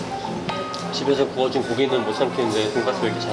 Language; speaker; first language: Korean; native; Korean